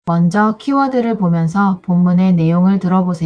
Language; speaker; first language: Korean; native; Korean